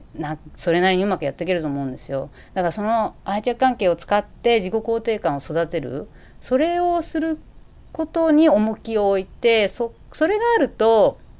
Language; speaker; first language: Japanese; native; Japanese